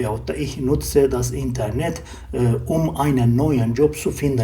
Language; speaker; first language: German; non-native, fluent; Turkish